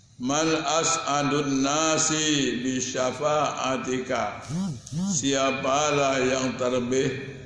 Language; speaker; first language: Malay; native; Malay